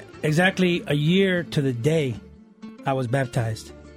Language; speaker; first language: English; early bilingual, other home language; Spanish